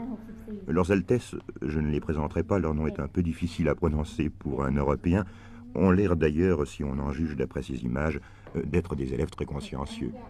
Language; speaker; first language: French; native; French